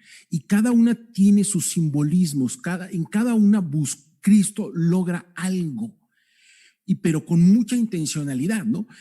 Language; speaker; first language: Spanish; native; Spanish